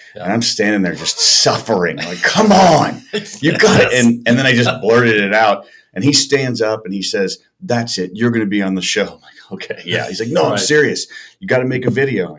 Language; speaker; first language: English; native; English